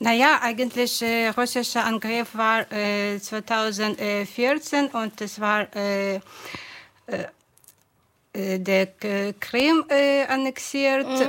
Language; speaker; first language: German; non-native, fluent; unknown